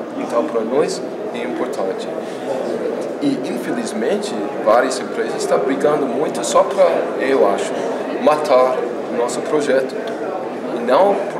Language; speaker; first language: Portuguese; non-native, fluent; English